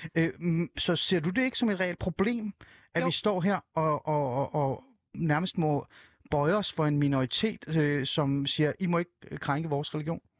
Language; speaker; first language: Danish; early bilingual, other home language; Persian